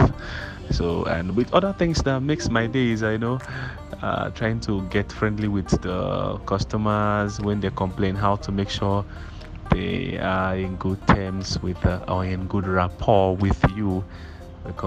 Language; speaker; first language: English; non-native, local second language; Igbo